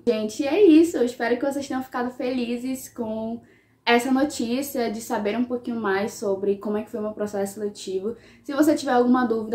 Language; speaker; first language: Portuguese; native; Portuguese